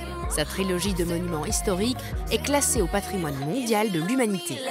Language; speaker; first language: French; native; French